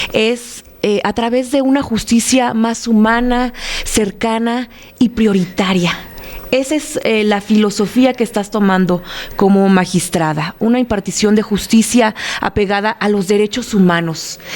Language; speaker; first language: Spanish; native; Spanish